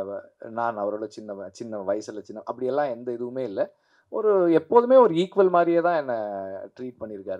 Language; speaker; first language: Tamil; native; Tamil